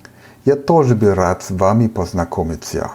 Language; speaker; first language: Russian; non-native, learner; German